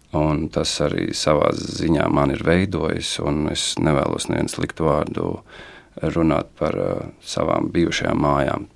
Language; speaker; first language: Latvian; native; Latvian